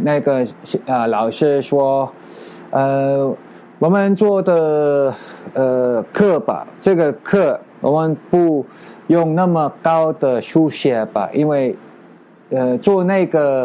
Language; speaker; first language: Chinese; non-native, learner; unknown